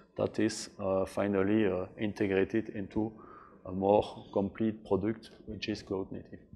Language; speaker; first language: English; non-native, fluent; French